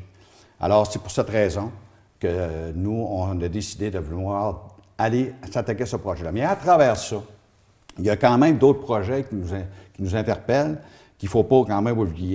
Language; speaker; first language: French; native; French